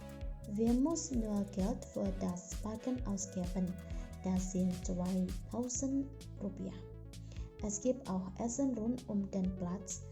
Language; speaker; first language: German; non-native, learner; Indonesian